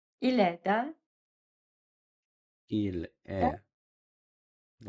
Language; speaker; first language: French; non-native, learner; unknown